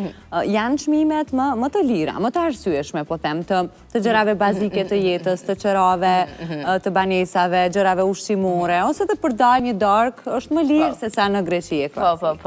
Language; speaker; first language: Albanian; native; Albanian